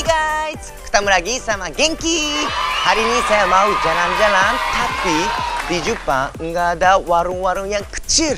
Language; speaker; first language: Indonesian; non-native, fluent; Japanese